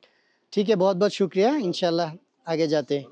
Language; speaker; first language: Hindi; non-native, fluent; Bangla